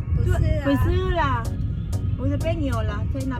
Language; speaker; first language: Chinese; non-native, fluent; Filipino